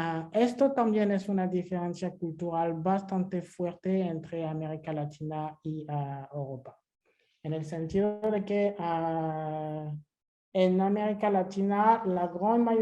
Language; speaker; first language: Spanish; non-native, fluent; French